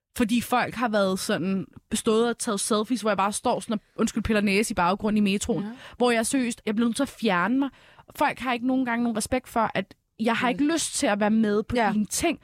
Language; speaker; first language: Danish; early bilingual, other home language; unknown